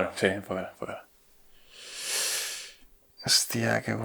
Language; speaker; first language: Spanish; native; Spanish